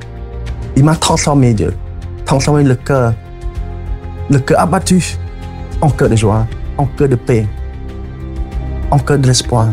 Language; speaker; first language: French; non-native, fluent; Khmer